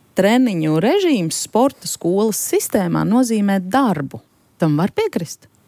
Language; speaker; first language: Latvian; native; Latvian